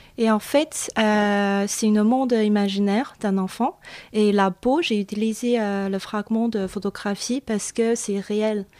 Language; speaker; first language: French; non-native, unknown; Chinese